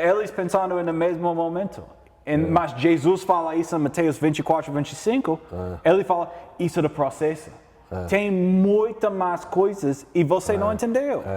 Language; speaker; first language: Portuguese; non-native, learner; English